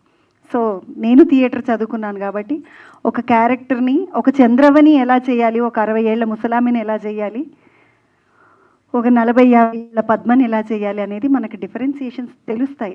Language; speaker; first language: Telugu; native; Telugu